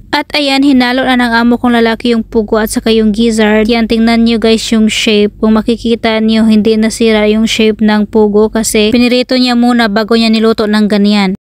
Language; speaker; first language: Filipino; non-native, local second language; Cebuano